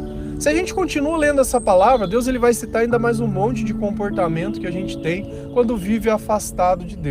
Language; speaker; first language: Portuguese; native; Portuguese